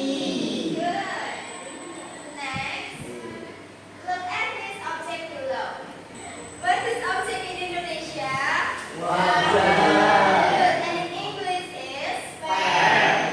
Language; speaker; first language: English; non-native, learner; Indonesian